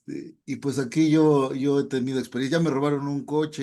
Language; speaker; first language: Spanish; native; Spanish